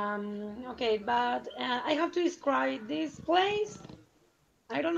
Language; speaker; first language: English; non-native, learner; Spanish